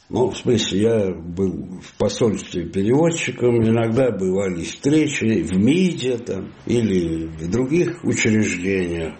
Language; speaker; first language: Russian; non-native, fluent; Italian